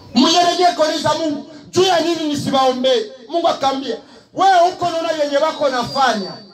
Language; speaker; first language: Swahili; native; Swahili